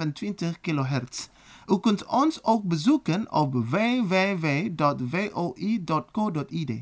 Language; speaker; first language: Dutch; non-native, learner; Indonesian